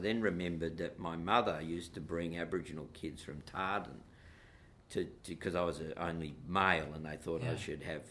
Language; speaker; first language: English; native; English